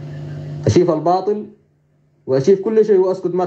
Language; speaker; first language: Arabic; native; Arabic